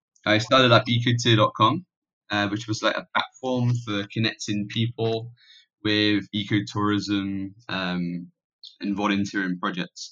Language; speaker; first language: English; native; English